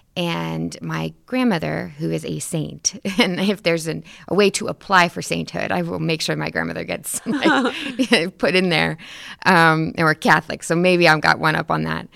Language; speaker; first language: English; native; English